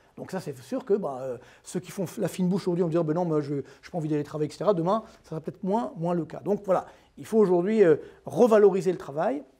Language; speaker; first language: French; native; French